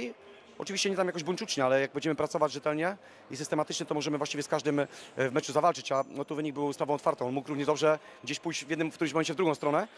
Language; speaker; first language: Polish; native; Polish